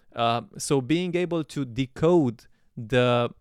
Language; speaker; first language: English; non-native, fluent; Romanian